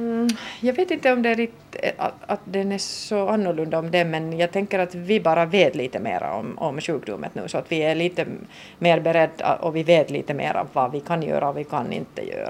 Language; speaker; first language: Swedish; non-native, local second language; Finnish